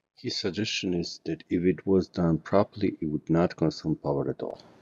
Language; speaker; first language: English; non-native, fluent; Polish